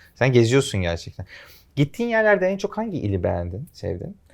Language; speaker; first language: Turkish; native; Turkish